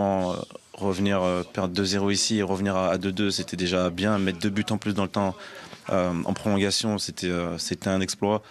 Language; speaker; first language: French; native; French